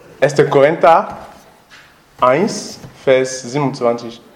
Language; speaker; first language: German; non-native, learner; French